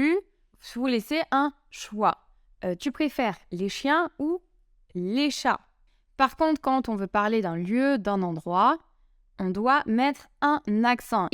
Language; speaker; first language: French; native; French